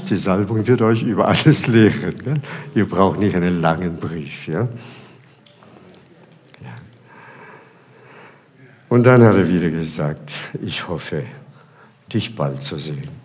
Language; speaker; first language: German; non-native, fluent; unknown